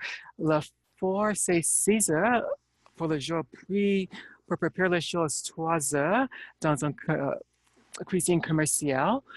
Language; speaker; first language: French; non-native, learner; English